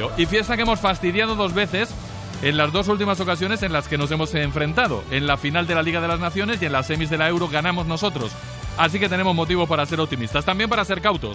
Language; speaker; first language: Spanish; native; Spanish